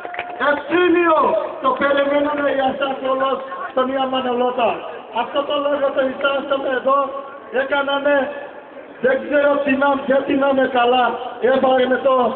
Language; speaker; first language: Greek; non-native, learner; Bangla